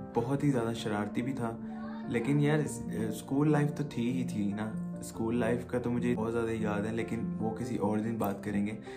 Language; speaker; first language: Urdu; non-native, local second language; Punjabi